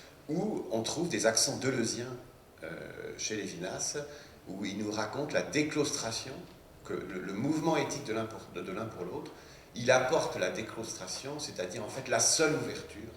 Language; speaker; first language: French; native; French